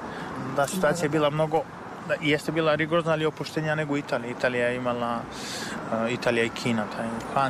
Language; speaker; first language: Serbian; native; Serbian